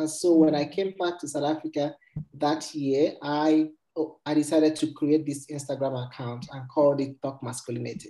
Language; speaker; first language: English; non-native, local second language; Igbo